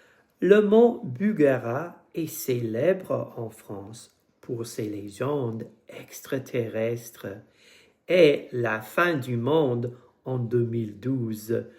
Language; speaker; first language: French; non-native, fluent; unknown